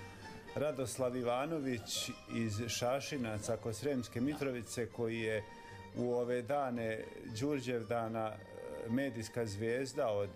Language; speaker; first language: Serbian; native; Serbian